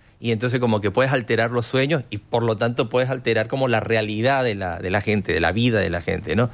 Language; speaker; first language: Spanish; native; Spanish